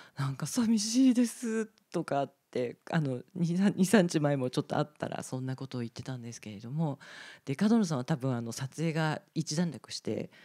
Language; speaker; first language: Japanese; native; Japanese